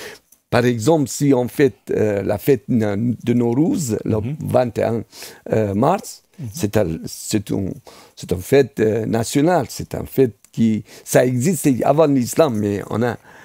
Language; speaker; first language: French; non-native, fluent; Persian